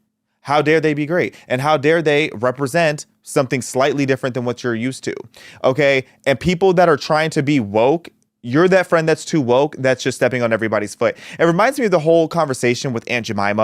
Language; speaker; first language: English; native; English